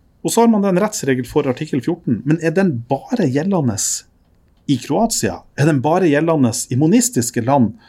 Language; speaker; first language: Norwegian; native; Norwegian